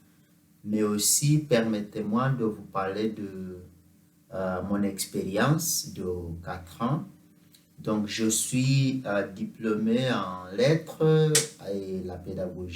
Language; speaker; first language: French; non-native, fluent; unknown